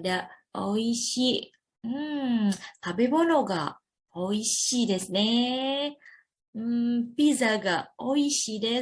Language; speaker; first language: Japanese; non-native, fluent; Indonesian